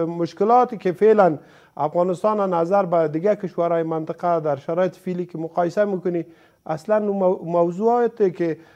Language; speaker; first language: Persian; native; Persian